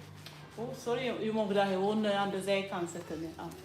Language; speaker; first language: Dutch; non-native, fluent; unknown